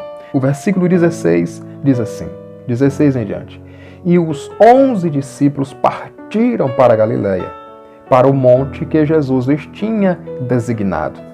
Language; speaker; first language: Portuguese; native; Portuguese